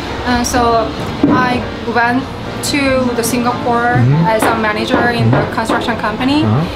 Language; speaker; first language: English; non-native, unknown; Korean